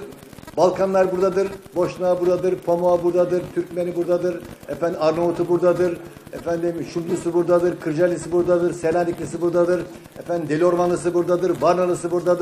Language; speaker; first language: Turkish; native; Turkish